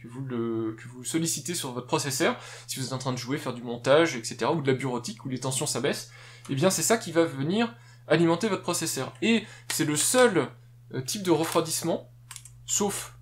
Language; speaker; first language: French; native; French